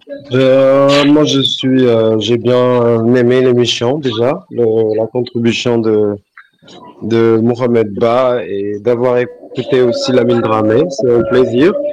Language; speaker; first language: French; non-native, local second language; Wolof